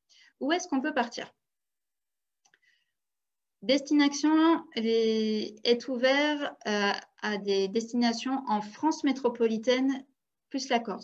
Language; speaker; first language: French; native; French